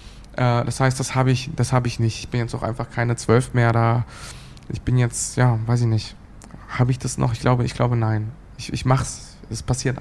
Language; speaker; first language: German; early bilingual, other home language; Bosnian